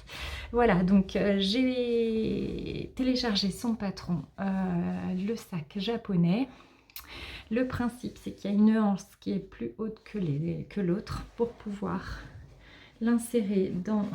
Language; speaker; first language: French; native; French